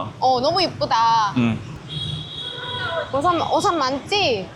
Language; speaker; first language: Korean; non-native, learner; Vietnamese